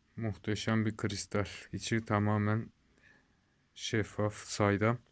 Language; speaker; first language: Turkish; native; Turkish